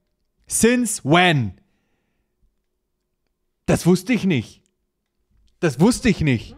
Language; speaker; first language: German; native; German